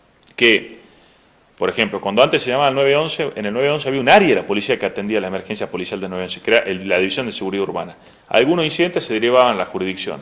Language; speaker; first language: Spanish; native; Spanish